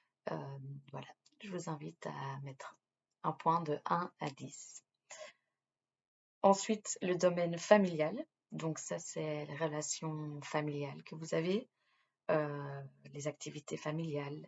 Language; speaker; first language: French; native; French